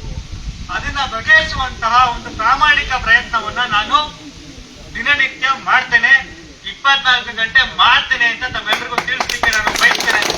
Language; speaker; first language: Kannada; native; Kannada